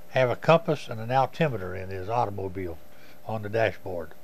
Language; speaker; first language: English; native; English